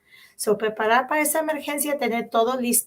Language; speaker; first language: Spanish; early bilingual, heritage; Spanish